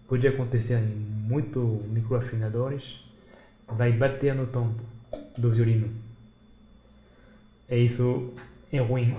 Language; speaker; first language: Portuguese; non-native, fluent; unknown